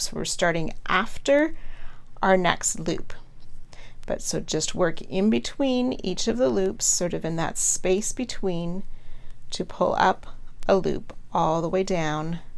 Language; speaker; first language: English; native; English